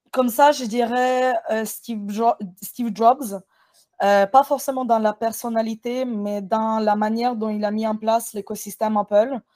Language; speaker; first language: French; non-native, fluent; Ukrainian